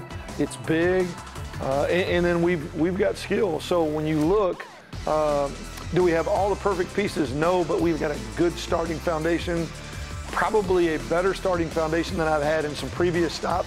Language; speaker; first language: English; native; English